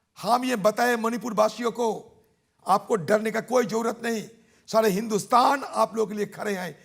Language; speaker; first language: Hindi; non-native, local second language; Bangla